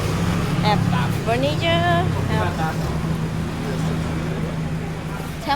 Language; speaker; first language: English; non-native, learner; Thai